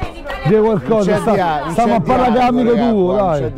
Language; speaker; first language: Italian; native; Italian